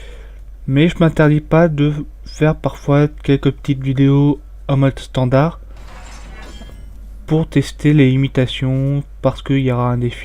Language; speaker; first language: French; native; French